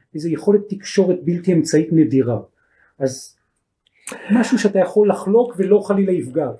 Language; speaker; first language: Hebrew; native; Hebrew